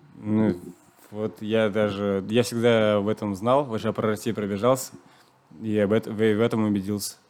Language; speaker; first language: Russian; non-native, local second language; Chuvash